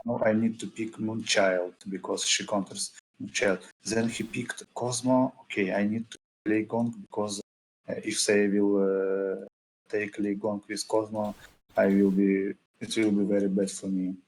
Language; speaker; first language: English; non-native, fluent; Russian